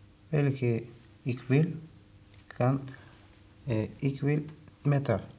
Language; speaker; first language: Dutch; non-native, learner; Turkish